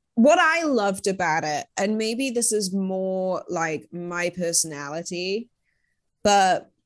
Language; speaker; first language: English; native; English